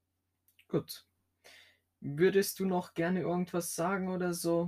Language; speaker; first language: German; native; German